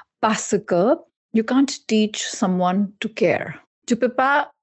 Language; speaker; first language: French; non-native, learner; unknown